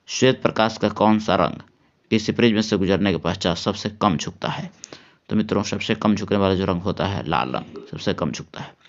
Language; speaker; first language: Hindi; native; Hindi